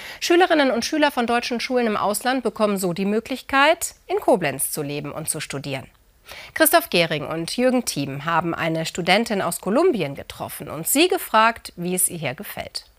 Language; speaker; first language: German; native; German